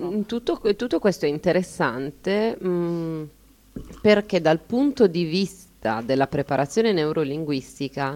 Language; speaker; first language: Italian; native; Italian